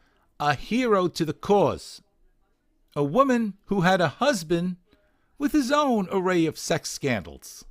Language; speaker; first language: English; native; English